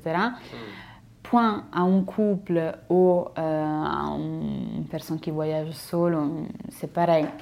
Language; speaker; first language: French; non-native, fluent; Italian